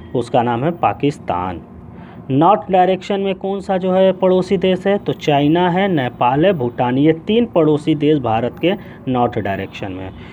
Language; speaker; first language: Hindi; native; Hindi